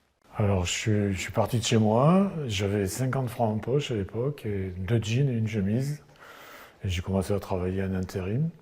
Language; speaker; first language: French; native; French